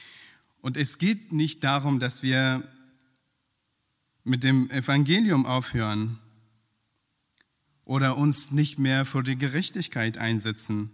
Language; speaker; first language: German; non-native, fluent; Persian